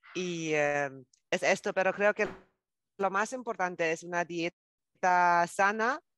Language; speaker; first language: Spanish; non-native, fluent; German